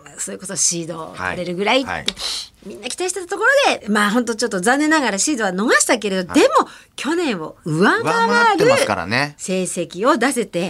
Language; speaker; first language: Japanese; native; Japanese